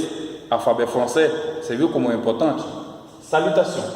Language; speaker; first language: Portuguese; non-native, fluent; Haitian Creole